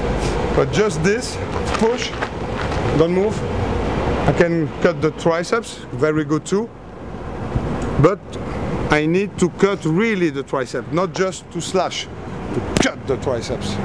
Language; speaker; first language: English; non-native, learner; French